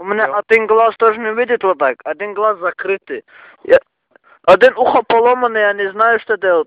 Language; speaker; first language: Russian; non-native, local second language; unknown